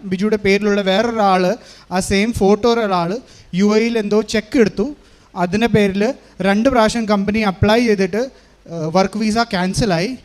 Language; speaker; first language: Malayalam; native; Malayalam